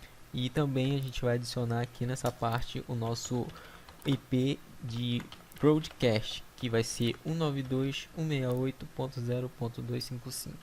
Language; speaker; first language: Portuguese; native; Portuguese